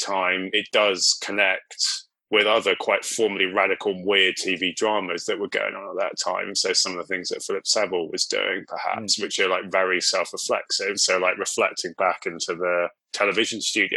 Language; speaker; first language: English; native; English